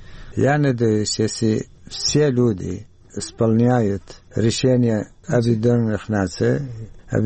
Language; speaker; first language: Russian; non-native, learner; Arabic